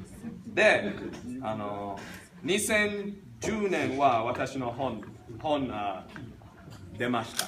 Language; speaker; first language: Japanese; non-native, learner; English